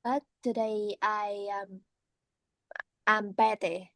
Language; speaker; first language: English; non-native, learner; Vietnamese